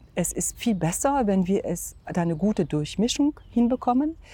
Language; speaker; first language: German; non-native, fluent; French